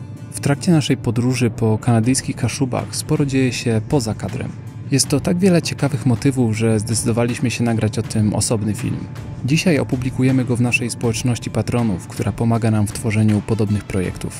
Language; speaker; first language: Polish; native; Polish